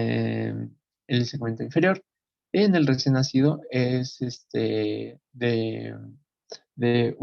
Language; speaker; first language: Spanish; native; Spanish